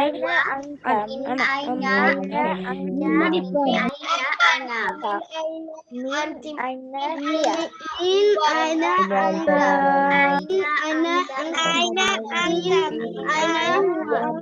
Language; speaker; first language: Arabic; non-native, learner; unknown